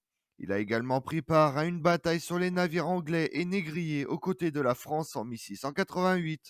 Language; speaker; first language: French; native; French